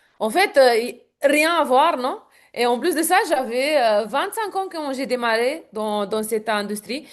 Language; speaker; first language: French; non-native, fluent; Romanian